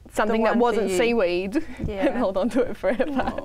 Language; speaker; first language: English; native; English